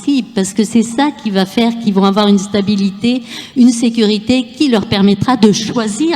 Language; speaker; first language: French; native; French